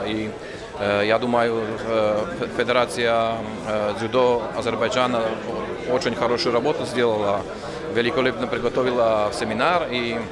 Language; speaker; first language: Russian; non-native, fluent; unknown